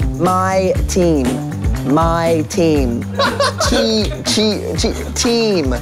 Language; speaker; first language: English; non-native, learner; Korean